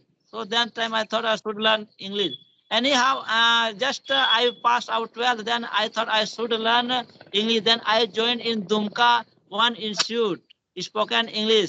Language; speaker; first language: English; non-native, learner; Hindi